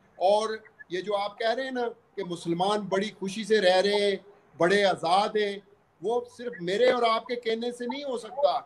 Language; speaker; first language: Urdu; non-native, local second language; Punjabi